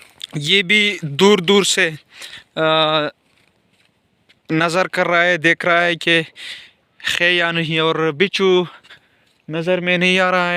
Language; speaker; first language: Hindi; non-native, local second language; Pashto